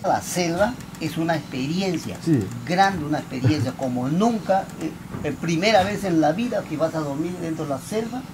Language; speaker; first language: Spanish; non-native, local second language; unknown